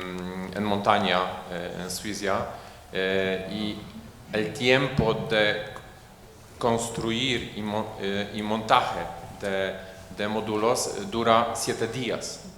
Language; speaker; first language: Spanish; non-native, fluent; Polish